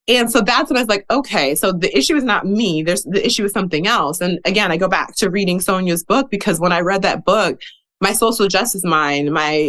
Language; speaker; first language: English; native; English